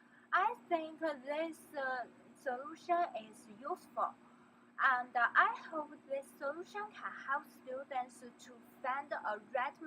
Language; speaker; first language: English; non-native, learner; Chinese